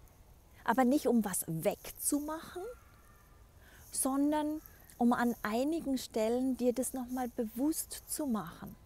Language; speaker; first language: German; native; German